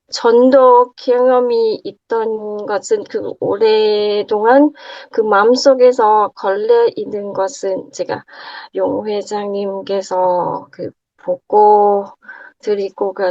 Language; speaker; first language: Korean; non-native, learner; Thai